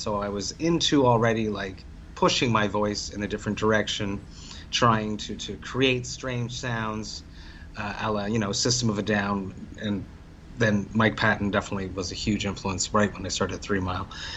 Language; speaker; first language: English; native; English